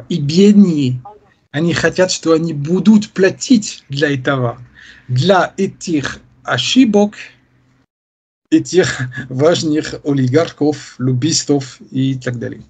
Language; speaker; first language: Russian; non-native, fluent; French